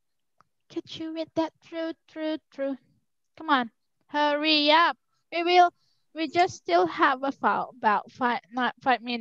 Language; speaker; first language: English; non-native, learner; Indonesian